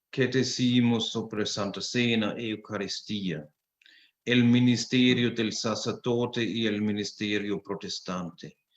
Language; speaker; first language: Spanish; non-native, fluent; German